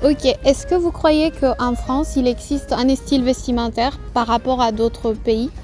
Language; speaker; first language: French; non-native, fluent; Spanish